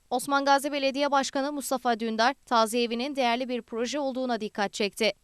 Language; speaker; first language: Turkish; native; Turkish